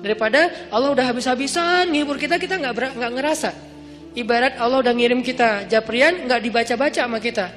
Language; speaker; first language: Indonesian; native; Indonesian